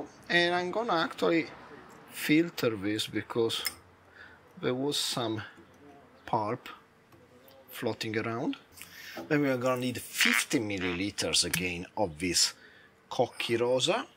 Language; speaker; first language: English; non-native, fluent; Italian